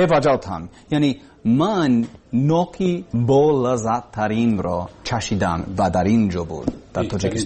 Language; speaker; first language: Persian; non-native, learner; English